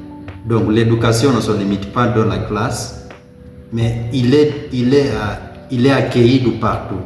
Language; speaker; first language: French; non-native, learner; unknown